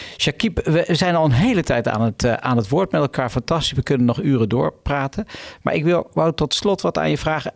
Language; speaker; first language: Dutch; native; Dutch